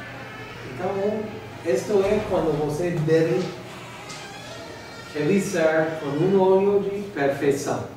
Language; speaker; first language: Portuguese; non-native, fluent; English